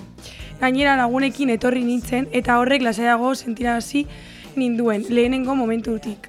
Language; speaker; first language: Basque; non-native, local second language; Spanish